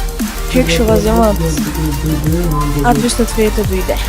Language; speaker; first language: Bulgarian; native; Bulgarian